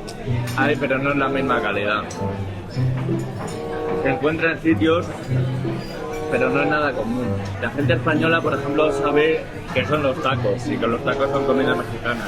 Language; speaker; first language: Spanish; native; Spanish